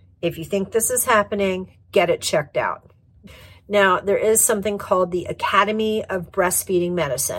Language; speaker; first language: English; native; English